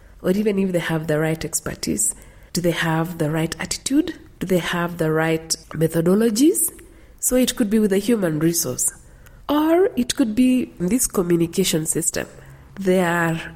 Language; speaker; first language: English; non-native, local second language; Kalenjin